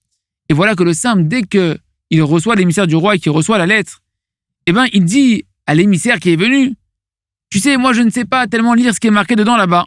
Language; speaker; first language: French; native; French